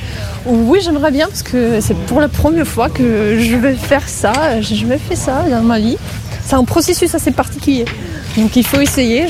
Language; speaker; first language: French; non-native, fluent; Russian